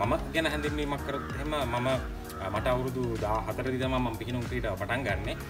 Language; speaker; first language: Sinhala; native; Sinhala